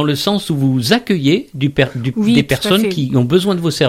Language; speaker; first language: French; native; French